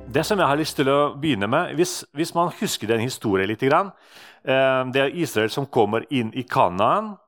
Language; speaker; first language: Norwegian; non-native, fluent; Russian